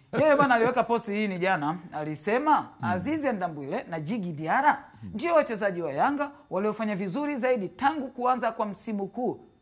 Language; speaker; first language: Swahili; native; Swahili